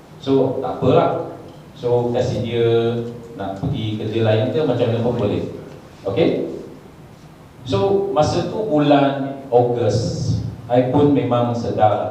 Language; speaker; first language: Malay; non-native, local second language; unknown